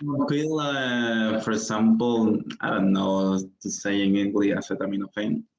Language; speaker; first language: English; non-native, learner; Spanish